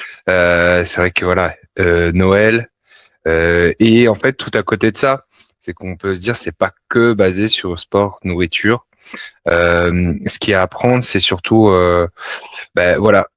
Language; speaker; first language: French; native; French